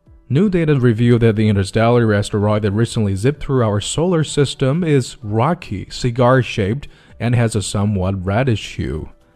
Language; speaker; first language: English; non-native, fluent; Chinese